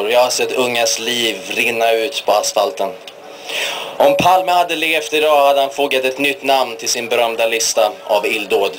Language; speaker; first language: Swedish; early bilingual, other home language; Persian